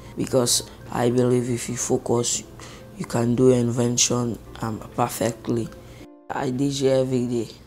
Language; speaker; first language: English; non-native, local second language; Krio